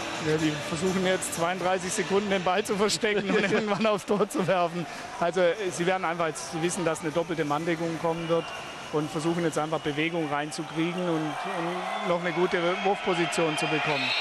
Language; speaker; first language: German; native; German